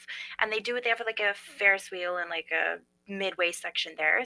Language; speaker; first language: English; native; English